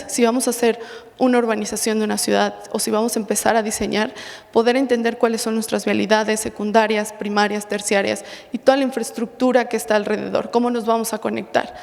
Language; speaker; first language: Spanish; native; Spanish